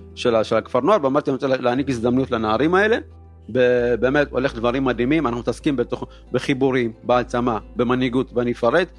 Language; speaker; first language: Hebrew; early bilingual, other home language; Amharic